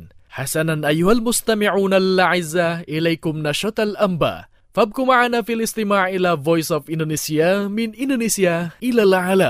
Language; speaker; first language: Arabic; non-native, fluent; Indonesian